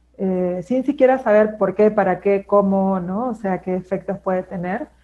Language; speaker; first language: Spanish; native; Spanish